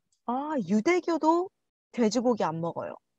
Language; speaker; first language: Korean; non-native, learner; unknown